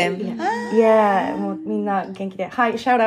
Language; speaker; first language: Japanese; early bilingual, heritage; English